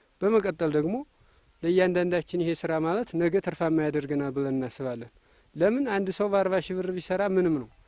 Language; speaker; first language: Amharic; native; Amharic